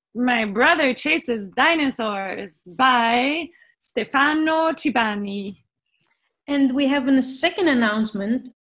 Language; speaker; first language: English; non-native, fluent; Dutch